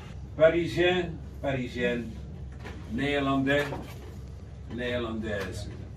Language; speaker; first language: French; non-native, learner; Dutch